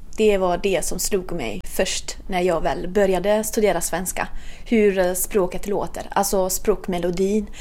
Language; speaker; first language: Swedish; non-native, fluent; Italian